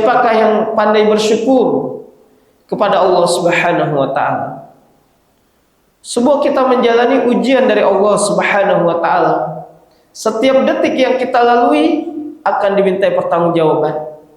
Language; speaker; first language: Indonesian; native; Indonesian